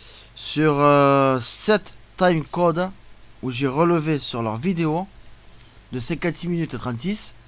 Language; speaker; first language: French; native; French